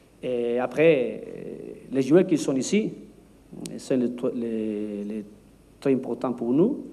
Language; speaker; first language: French; non-native, learner; Spanish